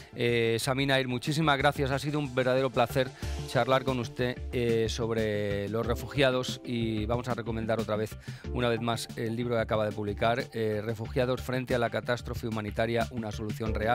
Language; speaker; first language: Spanish; native; Spanish